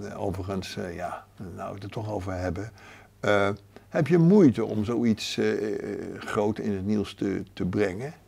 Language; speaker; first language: Dutch; native; Dutch